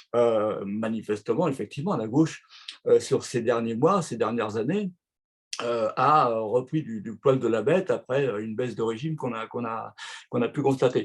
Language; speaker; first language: French; native; French